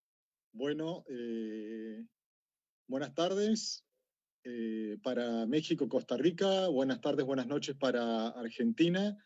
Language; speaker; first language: Spanish; native; Spanish